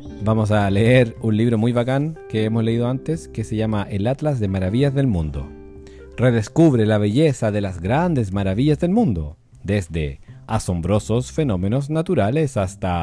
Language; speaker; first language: Spanish; native; Spanish